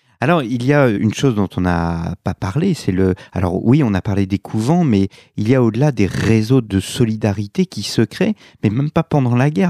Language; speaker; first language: French; native; French